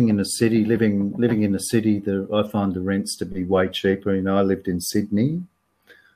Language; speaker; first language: English; native; English